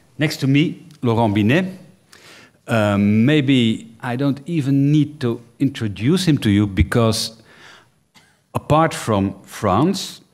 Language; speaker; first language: English; non-native, fluent; Dutch